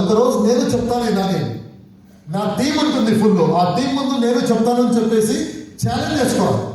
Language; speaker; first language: Telugu; non-native, learner; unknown